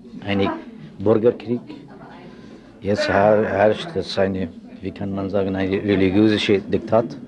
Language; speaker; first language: German; non-native, learner; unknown